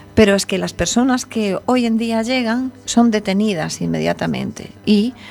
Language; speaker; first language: Spanish; native; Spanish